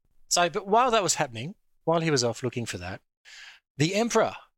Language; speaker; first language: English; native; English